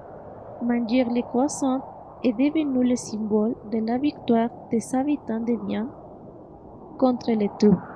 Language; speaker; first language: French; non-native, fluent; Spanish